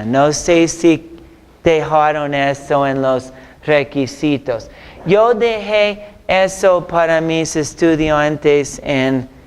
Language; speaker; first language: Spanish; non-native, fluent; English